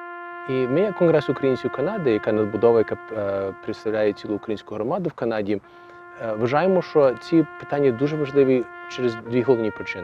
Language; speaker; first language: Ukrainian; early bilingual, heritage; Ukrainian